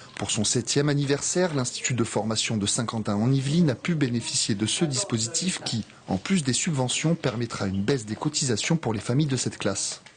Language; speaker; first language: French; native; French